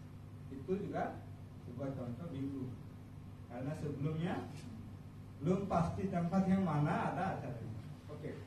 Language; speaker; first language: Indonesian; non-native, fluent; Bangla